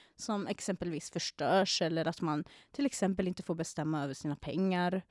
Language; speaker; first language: Swedish; non-native, fluent; Arabic